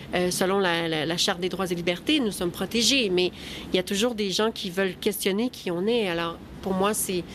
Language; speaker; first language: French; native; French